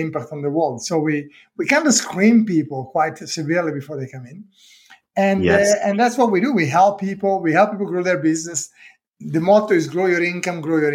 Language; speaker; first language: English; non-native, fluent; Italian